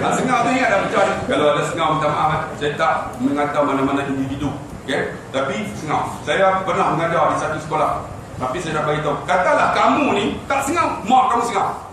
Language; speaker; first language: Malay; native; Malay